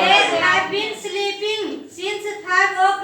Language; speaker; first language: English; non-native, learner; Hindi